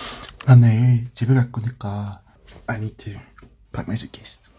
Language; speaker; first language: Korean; early bilingual, heritage; English